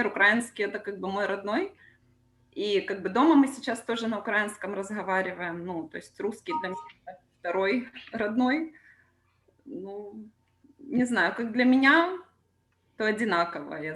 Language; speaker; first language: Russian; non-native, local second language; Ukrainian